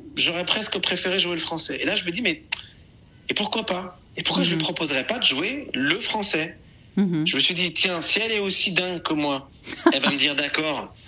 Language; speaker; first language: French; native; French